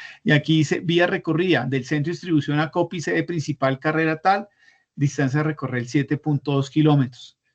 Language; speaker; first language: Spanish; native; Spanish